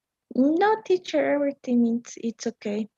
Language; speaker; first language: English; non-native, learner; Spanish